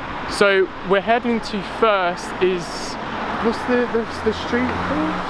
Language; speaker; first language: English; native; English